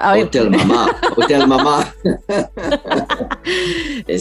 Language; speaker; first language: Spanish; non-native, learner; English